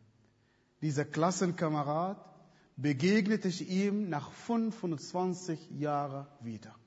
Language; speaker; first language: German; non-native, fluent; Arabic